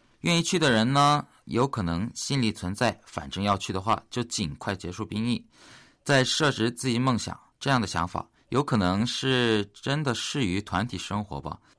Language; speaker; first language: Chinese; early bilingual, other home language; Korean